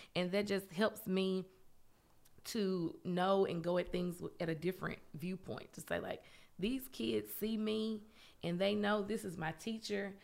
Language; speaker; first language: English; native; English